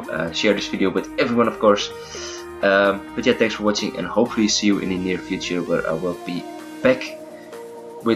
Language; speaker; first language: English; non-native, fluent; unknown